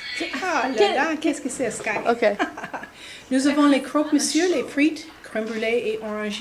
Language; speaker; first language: French; non-native, fluent; English